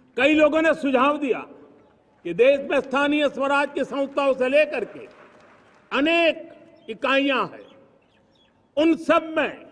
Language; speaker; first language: Hindi; non-native, local second language; Gujarati